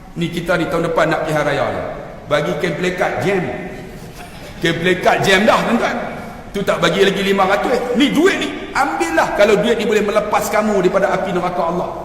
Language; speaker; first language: Malay; native; Malay